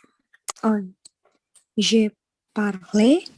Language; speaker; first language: French; non-native, learner; Indonesian